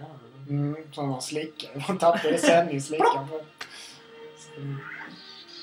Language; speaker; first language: Swedish; native; Swedish